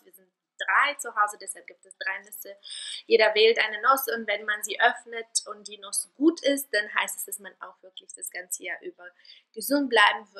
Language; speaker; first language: German; non-native, fluent; Bulgarian